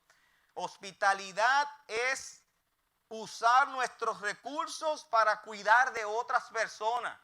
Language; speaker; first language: Spanish; native; Spanish